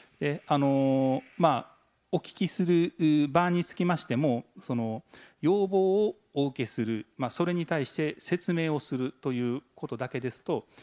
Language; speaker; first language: Japanese; native; Japanese